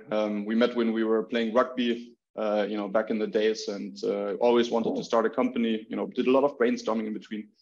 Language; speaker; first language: English; non-native, fluent; German